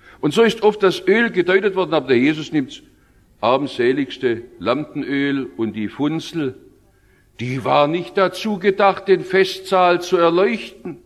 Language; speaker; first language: German; native; German